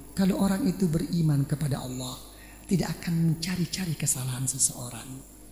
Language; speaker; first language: Malay; non-native, local second language; Javanese